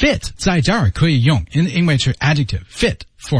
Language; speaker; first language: Chinese; non-native, learner; English